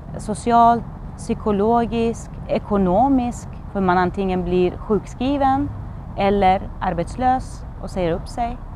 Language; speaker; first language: Swedish; non-native, fluent; Persian